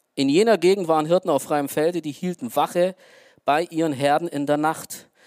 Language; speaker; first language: German; early bilingual, other home language; Romanian